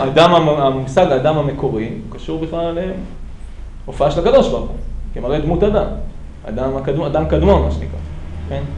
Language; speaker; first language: Hebrew; native; Hebrew